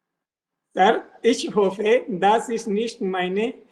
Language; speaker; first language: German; non-native, learner; Urdu